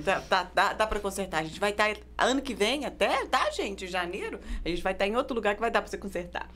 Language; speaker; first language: Portuguese; native; Portuguese